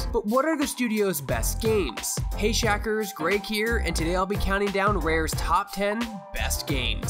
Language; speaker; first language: English; native; English